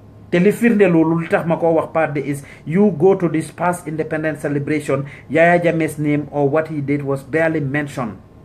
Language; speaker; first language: English; non-native, local second language; Wolof